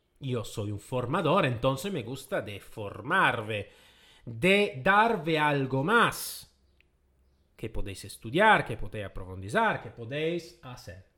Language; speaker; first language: Spanish; non-native, fluent; Italian